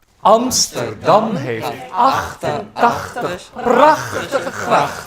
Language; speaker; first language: Dutch; native; Dutch